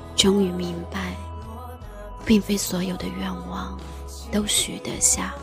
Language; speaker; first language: Chinese; native; Chinese